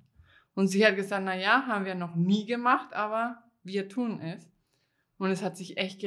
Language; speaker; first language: German; non-native, fluent; Spanish